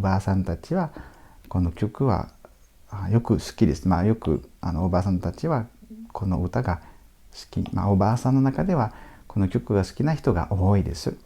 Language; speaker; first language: Japanese; non-native, fluent; French